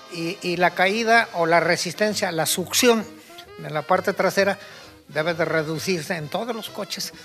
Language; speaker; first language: Spanish; native; Spanish